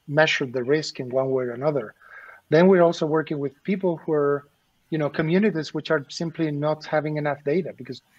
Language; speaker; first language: English; non-native, fluent; Spanish